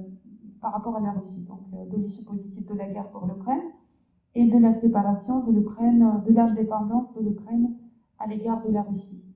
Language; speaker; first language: French; non-native, fluent; Russian